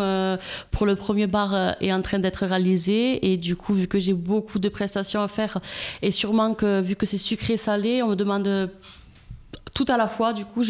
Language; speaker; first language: French; native; French